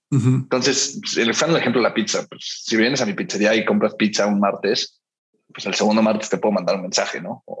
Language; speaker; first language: Spanish; early bilingual, heritage; Spanish